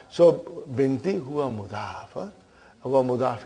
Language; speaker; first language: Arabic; non-native, fluent; Urdu